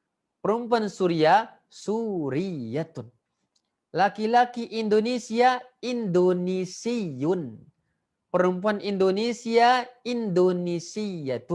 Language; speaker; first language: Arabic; non-native, fluent; Indonesian